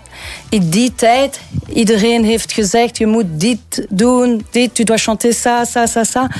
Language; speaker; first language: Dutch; non-native, local second language; French